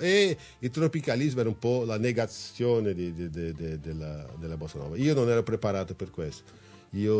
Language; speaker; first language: Italian; non-native, fluent; Portuguese